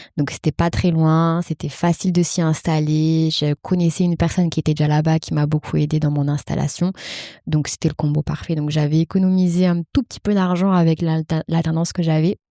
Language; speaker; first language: French; early bilingual, other home language; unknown